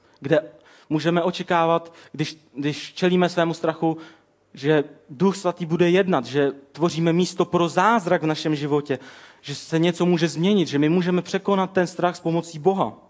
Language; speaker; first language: Czech; native; Czech